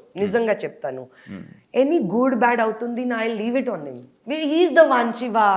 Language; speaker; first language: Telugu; non-native, learner; Hindi